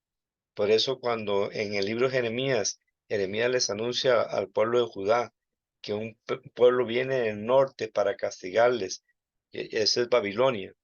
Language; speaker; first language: Spanish; native; Spanish